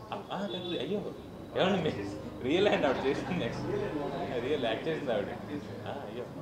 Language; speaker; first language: Telugu; native; Telugu